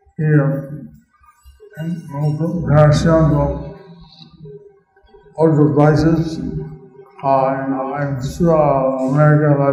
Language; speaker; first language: Spanish; non-native, learner; English